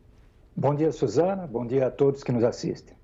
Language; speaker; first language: Portuguese; native; Portuguese